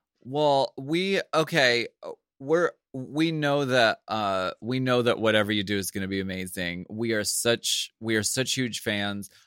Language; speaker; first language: English; native; English